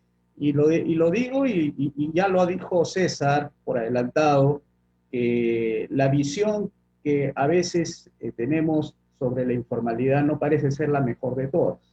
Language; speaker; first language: Spanish; native; Spanish